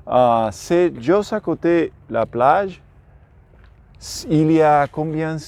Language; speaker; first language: French; non-native, learner; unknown